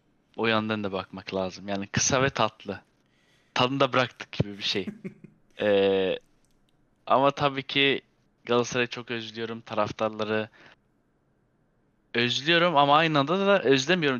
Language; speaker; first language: Turkish; early bilingual, heritage; Turkish